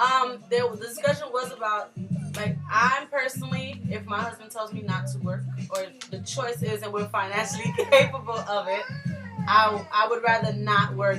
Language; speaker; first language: English; early bilingual, other home language; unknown